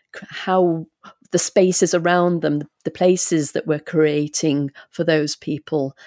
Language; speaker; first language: English; native; English